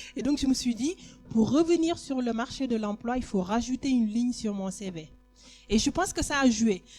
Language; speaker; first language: French; non-native, local second language; Wolof